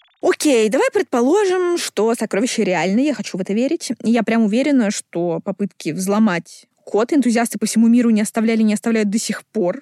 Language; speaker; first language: Russian; native; Russian